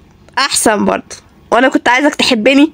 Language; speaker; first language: Arabic; native; Arabic